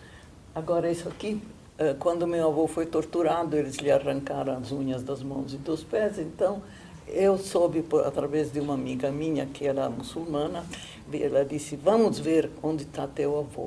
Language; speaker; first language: Portuguese; non-native, fluent; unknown